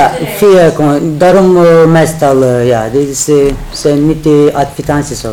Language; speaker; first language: Dutch; non-native, learner; Turkish